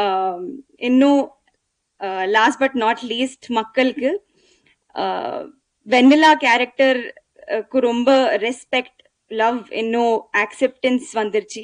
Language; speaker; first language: Tamil; non-native, learner; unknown